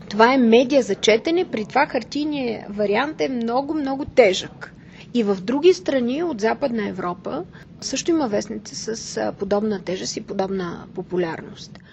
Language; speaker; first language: Bulgarian; native; Bulgarian